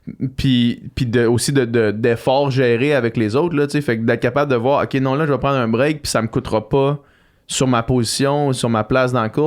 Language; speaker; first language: French; native; French